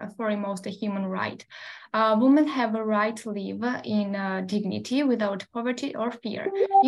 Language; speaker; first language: English; non-native, learner; Georgian